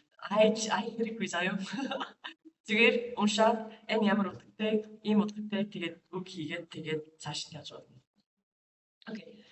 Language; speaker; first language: Mongolian; non-native, learner; English